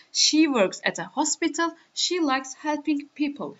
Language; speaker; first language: English; non-native, fluent; Turkish